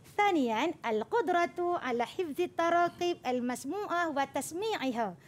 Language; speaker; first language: Arabic; non-native, fluent; Malay